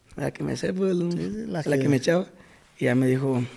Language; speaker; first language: Spanish; native; Spanish